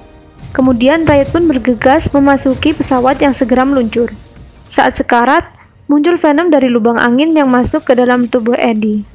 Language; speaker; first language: Indonesian; native; Indonesian